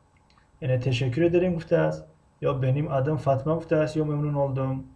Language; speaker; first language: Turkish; non-native, fluent; Tajik